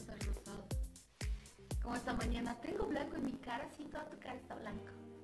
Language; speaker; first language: Spanish; native; Spanish